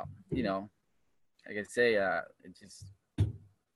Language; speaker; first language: English; non-native, fluent; Spanish